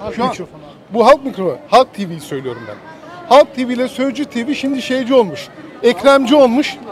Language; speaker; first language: Turkish; native; Turkish